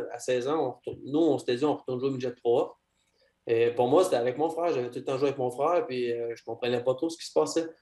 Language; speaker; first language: French; native; French